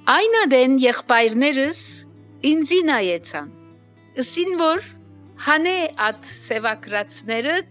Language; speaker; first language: Armenian; native; Armenian